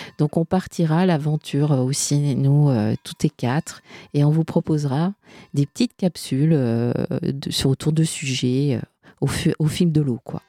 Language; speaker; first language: French; native; French